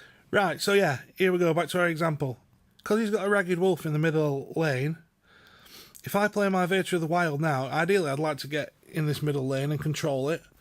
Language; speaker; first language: English; native; English